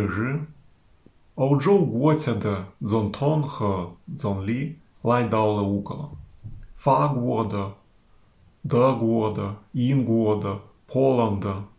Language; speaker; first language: Chinese; non-native, fluent; Ukrainian